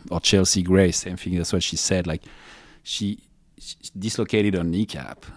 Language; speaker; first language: English; non-native, fluent; French